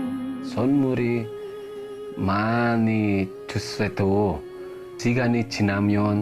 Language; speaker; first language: Korean; non-native, learner; Indonesian